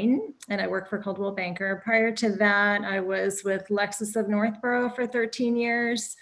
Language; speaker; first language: English; native; English